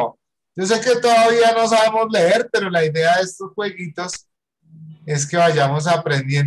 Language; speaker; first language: Spanish; native; Spanish